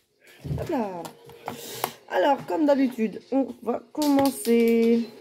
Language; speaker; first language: French; native; French